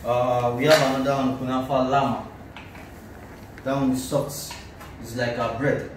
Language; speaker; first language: English; non-native, learner; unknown